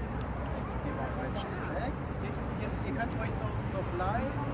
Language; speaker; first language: German; native; German